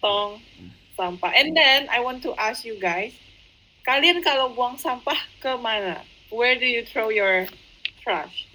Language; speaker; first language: English; non-native, fluent; Indonesian